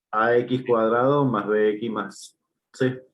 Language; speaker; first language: Spanish; native; Spanish